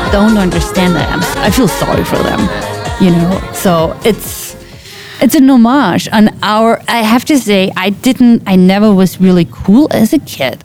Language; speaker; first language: English; non-native, fluent; German